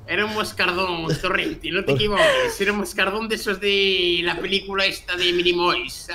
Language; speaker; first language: Spanish; native; Spanish